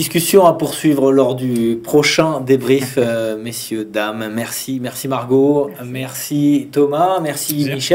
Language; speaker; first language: French; native; French